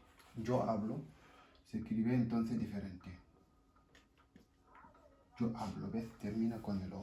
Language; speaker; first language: Spanish; non-native, fluent; Wolof